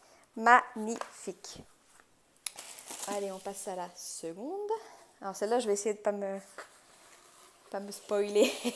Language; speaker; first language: French; native; French